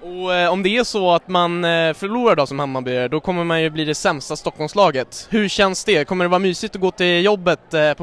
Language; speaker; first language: Swedish; native; Swedish